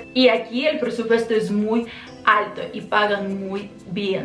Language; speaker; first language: Spanish; non-native, fluent; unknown